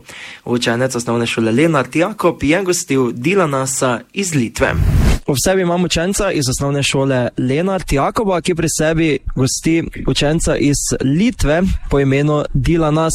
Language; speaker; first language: Slovenian; native; Slovenian